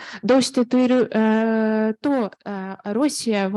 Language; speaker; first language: Japanese; non-native, fluent; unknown